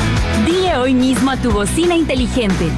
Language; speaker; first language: Spanish; native; Spanish